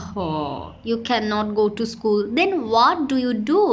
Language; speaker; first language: English; non-native, fluent; Bangla